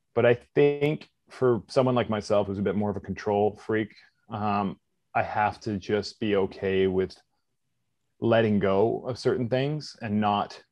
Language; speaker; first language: English; native; English